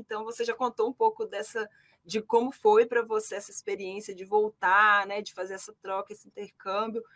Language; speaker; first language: Portuguese; native; Portuguese